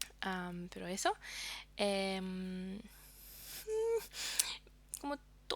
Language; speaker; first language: Spanish; non-native, fluent; French